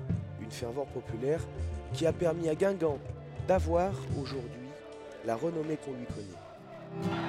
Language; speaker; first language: French; native; French